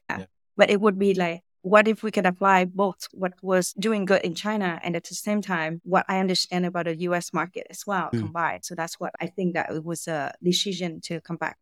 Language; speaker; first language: English; non-native, fluent; Vietnamese